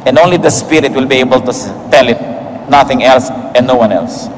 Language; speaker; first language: English; non-native, local second language; Filipino